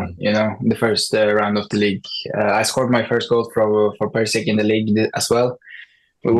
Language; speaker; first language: English; non-native, fluent; Norwegian